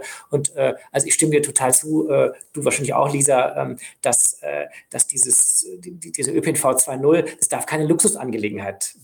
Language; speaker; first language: German; native; German